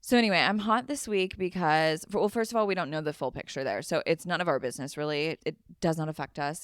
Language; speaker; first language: English; native; English